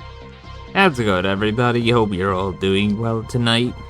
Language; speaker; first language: English; native; English